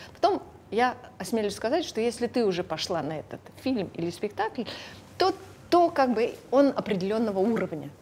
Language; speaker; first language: Russian; non-native, local second language; Lithuanian